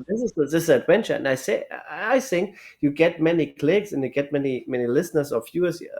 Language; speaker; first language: English; non-native, learner; German